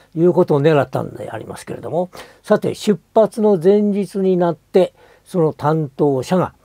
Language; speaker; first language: Japanese; native; Japanese